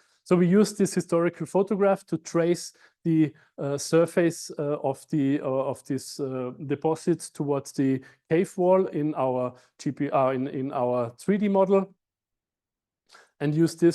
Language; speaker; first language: English; non-native, fluent; German